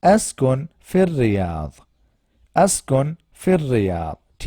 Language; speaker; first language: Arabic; non-native, fluent; Urdu